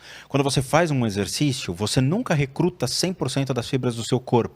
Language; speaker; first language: Portuguese; native; Portuguese